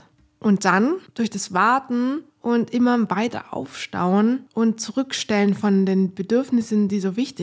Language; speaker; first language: German; native; German